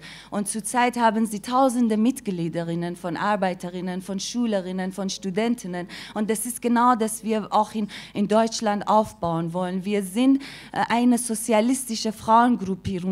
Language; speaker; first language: German; non-native, fluent; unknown